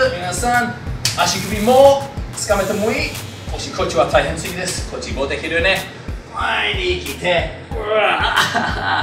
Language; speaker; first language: Japanese; non-native, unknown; English